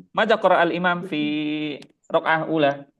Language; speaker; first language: Arabic; non-native, fluent; Indonesian